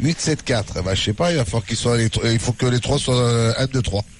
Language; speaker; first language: French; native; French